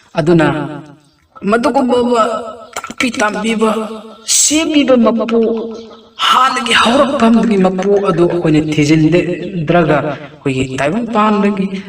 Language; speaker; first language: Manipuri; non-native, local second language; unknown